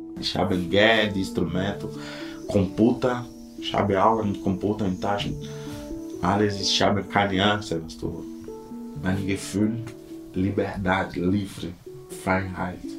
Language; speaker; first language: German; non-native, learner; Portuguese